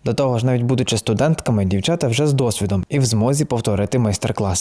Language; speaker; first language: Ukrainian; native; Ukrainian